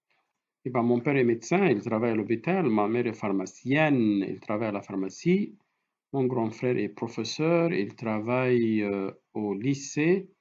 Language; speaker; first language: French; non-native, fluent; Arabic